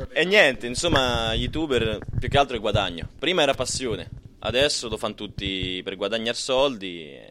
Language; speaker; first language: Italian; early bilingual, other home language; Croatian